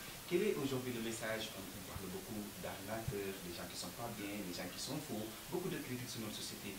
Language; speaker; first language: French; non-native, local second language; Wolof